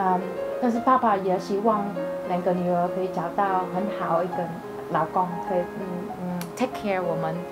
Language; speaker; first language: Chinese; non-native, learner; Vietnamese